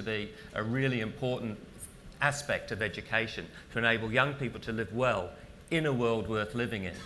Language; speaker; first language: English; native; English